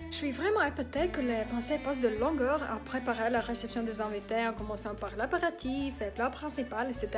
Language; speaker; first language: French; non-native, learner; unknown